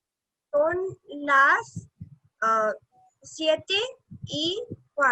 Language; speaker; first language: Spanish; non-native, learner; Hindi